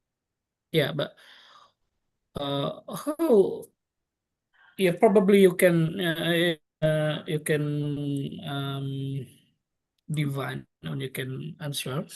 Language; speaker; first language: English; non-native, local second language; Indonesian